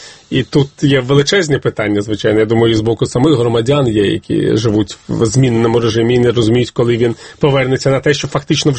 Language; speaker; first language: Ukrainian; native; Ukrainian